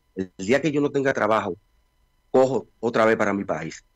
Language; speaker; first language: Spanish; native; Spanish